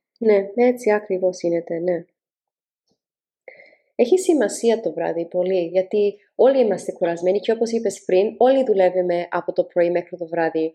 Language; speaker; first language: Greek; early bilingual, heritage; Greek